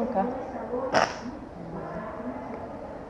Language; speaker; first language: Spanish; native; Spanish